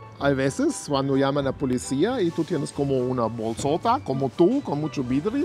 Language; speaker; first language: Spanish; non-native, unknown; German